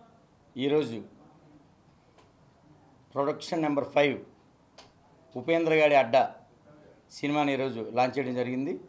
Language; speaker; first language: Telugu; native; Telugu